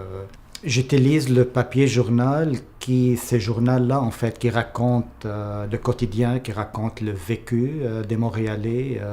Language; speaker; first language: French; non-native, fluent; Arabic